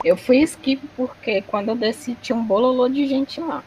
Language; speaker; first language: Portuguese; native; Portuguese